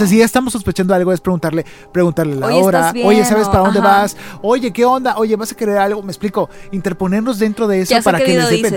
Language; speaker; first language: Spanish; native; Spanish